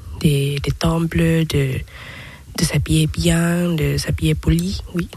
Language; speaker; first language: French; non-native, learner; Thai